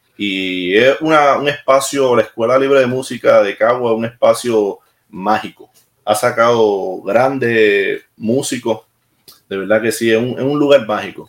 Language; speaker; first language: Spanish; native; Spanish